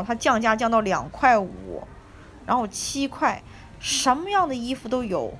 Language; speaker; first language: Chinese; native; Chinese